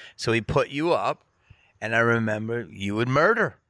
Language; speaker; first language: English; native; English